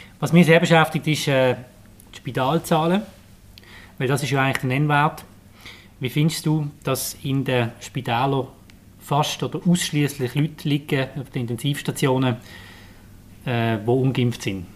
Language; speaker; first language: German; native; German